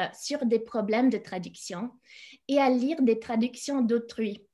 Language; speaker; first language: French; non-native, fluent; English